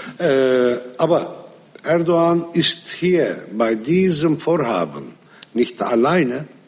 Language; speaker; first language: German; non-native, fluent; Arabic